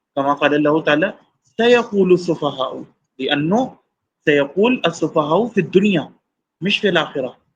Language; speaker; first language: Arabic; non-native, fluent; Urdu